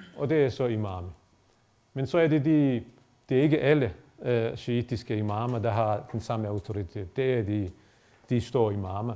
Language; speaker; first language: Danish; non-native, fluent; Bosnian